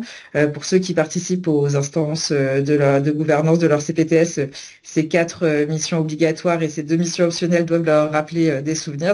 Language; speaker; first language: French; native; French